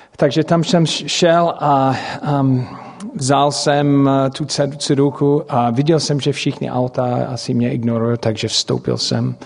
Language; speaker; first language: Czech; non-native, fluent; English